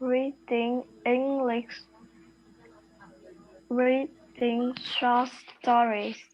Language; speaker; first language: English; non-native, learner; Vietnamese